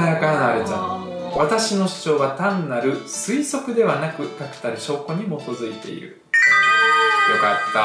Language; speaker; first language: Japanese; early bilingual, other home language; Russian